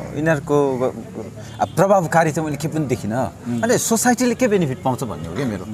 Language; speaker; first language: Nepali; native; Nepali